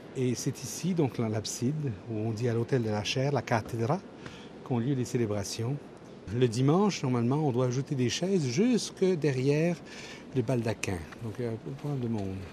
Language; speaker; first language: French; native; French